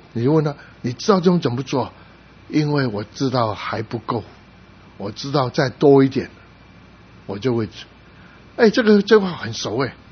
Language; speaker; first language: Chinese; non-native, local second language; Cantonese